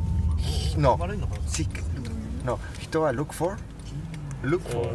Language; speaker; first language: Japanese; non-native, learner; Spanish